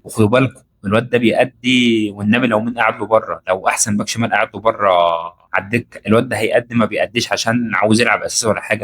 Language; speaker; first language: Arabic; native; Arabic